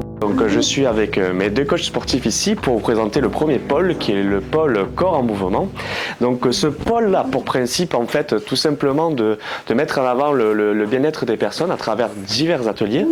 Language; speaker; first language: French; native; French